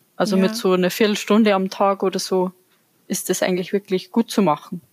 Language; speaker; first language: German; native; German